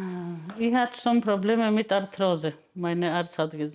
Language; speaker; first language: German; non-native, learner; Polish